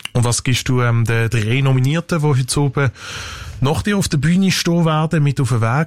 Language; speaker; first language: German; native; German